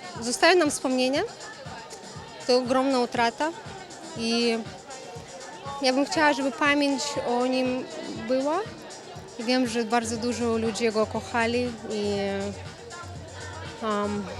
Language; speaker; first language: Polish; non-native, fluent; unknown